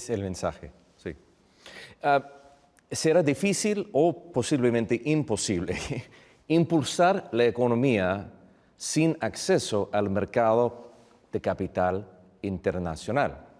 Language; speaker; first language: Spanish; non-native, fluent; English